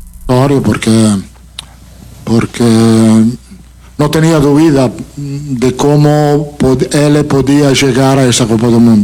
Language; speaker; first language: Portuguese; non-native, fluent; Italian